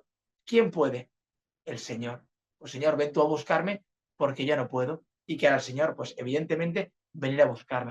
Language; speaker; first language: Spanish; native; Spanish